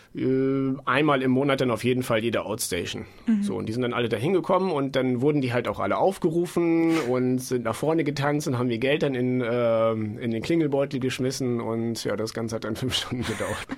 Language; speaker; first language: German; native; German